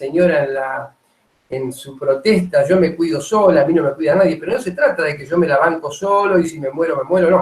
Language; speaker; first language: Spanish; native; Spanish